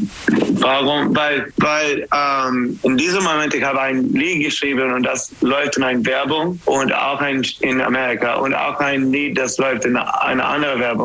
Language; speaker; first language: German; non-native, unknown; English